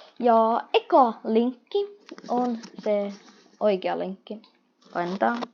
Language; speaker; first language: Finnish; non-native, fluent; Russian